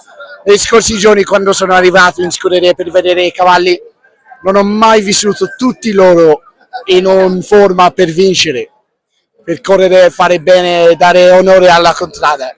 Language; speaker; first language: Italian; non-native, fluent; English